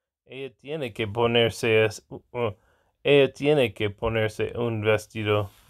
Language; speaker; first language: Spanish; non-native, learner; English